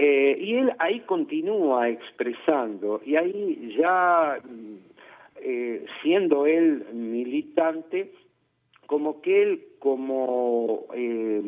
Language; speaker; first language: Spanish; native; Spanish